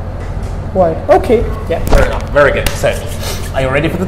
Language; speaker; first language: English; non-native, fluent; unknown